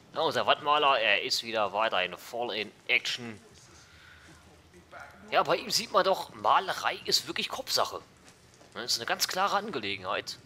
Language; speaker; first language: German; native; German